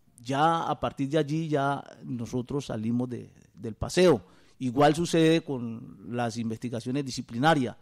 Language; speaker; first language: Spanish; native; Spanish